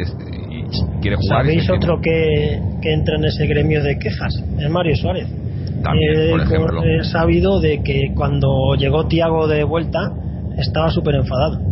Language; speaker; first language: Spanish; native; Spanish